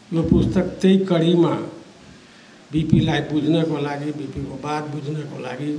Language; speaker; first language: Nepali; non-native, local second language; Maithili